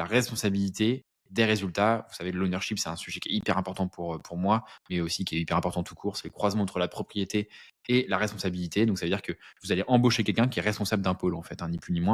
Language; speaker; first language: French; native; French